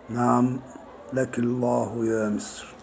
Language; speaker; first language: Arabic; native; Arabic